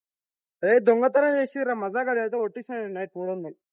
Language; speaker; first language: Telugu; native; Telugu